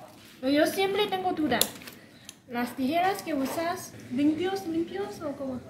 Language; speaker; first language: Spanish; non-native, learner; Chinese